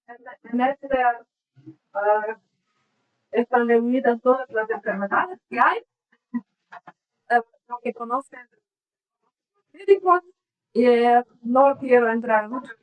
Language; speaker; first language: Spanish; non-native, learner; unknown